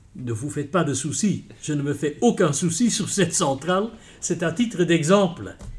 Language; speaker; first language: French; non-native, local second language; Dutch